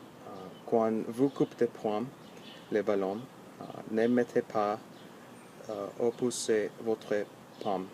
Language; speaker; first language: French; non-native, learner; English